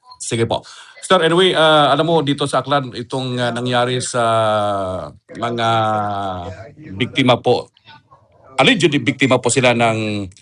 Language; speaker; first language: Filipino; non-native, local second language; Aklanon